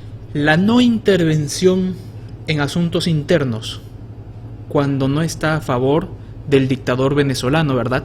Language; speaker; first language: Spanish; native; Spanish